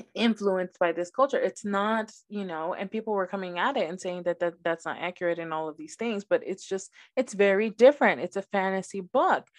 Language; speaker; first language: English; early bilingual, other home language; Spanish